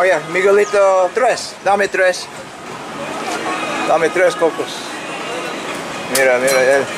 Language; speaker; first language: Spanish; non-native, learner; English